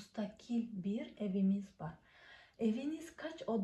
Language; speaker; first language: Turkish; non-native, fluent; Kazakh